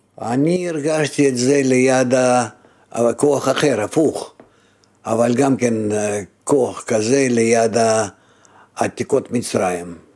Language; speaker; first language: Hebrew; non-native, fluent; Russian